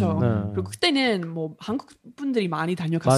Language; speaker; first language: Korean; non-native, learner; English